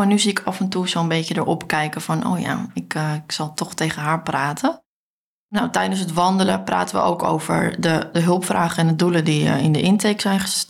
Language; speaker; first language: Dutch; native; Dutch